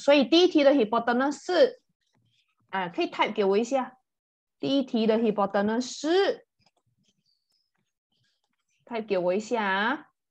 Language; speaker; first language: Chinese; native; Chinese